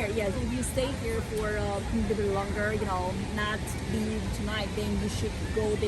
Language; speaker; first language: English; non-native, learner; Chinese